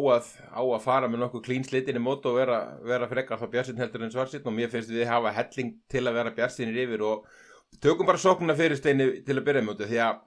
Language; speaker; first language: Icelandic; native; Icelandic